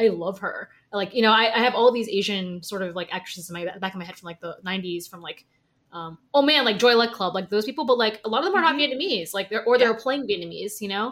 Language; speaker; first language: English; native; English